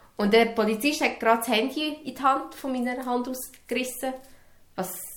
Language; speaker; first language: German; early bilingual, other home language; Serbian